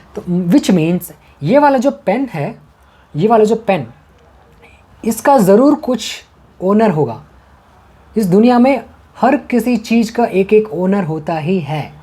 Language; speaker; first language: Hindi; non-native, local second language; Tamil